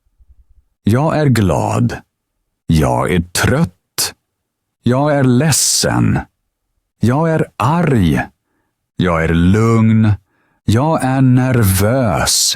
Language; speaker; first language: Swedish; native; Swedish